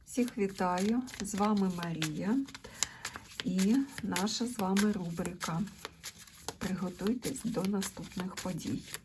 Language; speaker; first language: Ukrainian; non-native, local second language; Russian